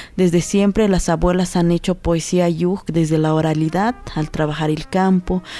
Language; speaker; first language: Spanish; non-native, local second language; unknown